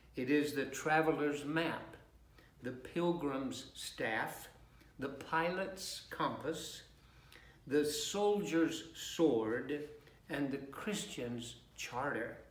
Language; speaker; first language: English; native; English